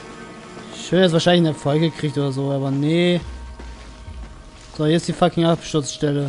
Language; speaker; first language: German; native; German